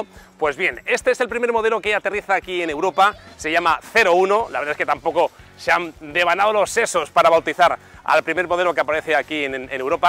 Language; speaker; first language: Spanish; native; Spanish